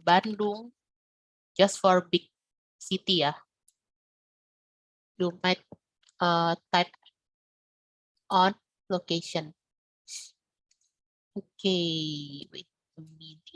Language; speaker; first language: English; non-native, learner; Indonesian